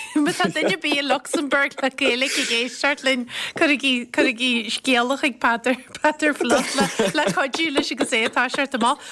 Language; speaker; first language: Irish; native; Irish